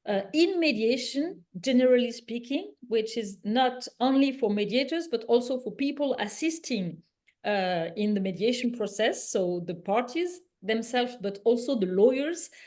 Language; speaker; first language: English; non-native, fluent; French